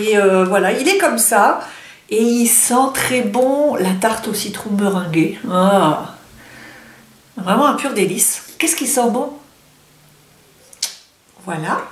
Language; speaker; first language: French; native; French